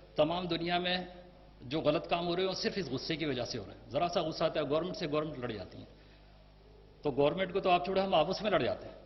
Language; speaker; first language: Urdu; native; Urdu